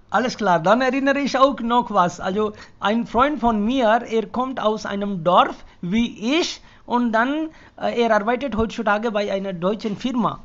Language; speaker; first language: German; non-native, fluent; Hindi